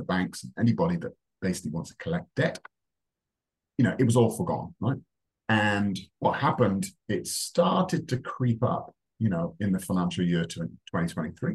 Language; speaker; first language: English; native; English